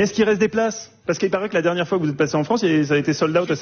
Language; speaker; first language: French; native; French